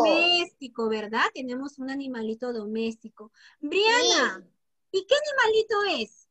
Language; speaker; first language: Spanish; native; Spanish